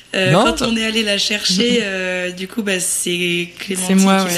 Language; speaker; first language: French; native; French